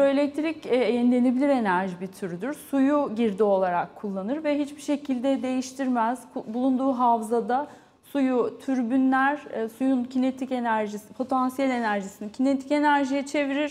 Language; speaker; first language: Turkish; native; Turkish